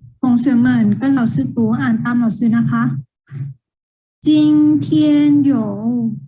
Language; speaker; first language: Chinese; non-native, fluent; Thai